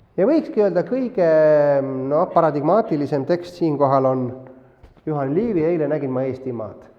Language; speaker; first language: Estonian; native; Estonian